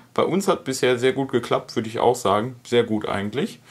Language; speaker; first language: German; native; German